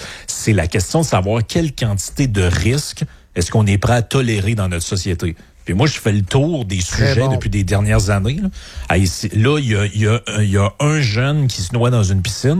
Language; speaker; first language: French; native; French